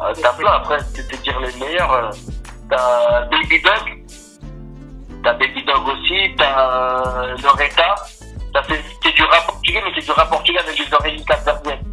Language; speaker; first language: French; non-native, fluent; Portuguese